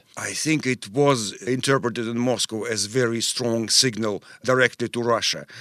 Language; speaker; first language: English; non-native, fluent; Russian